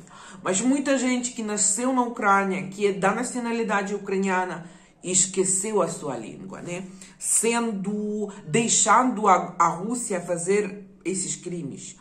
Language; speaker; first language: Portuguese; non-native, fluent; Ukrainian